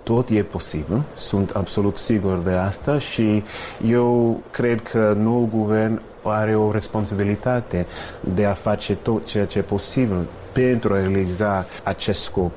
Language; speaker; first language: Romanian; non-native, fluent; English